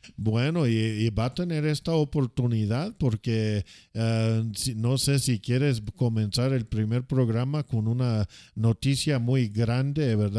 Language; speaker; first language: Spanish; non-native, fluent; English